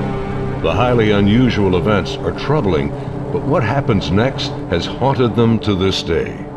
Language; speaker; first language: English; native; English